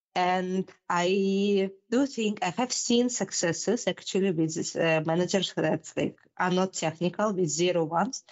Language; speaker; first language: English; non-native, fluent; Russian